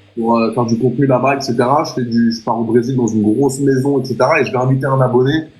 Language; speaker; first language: French; native; French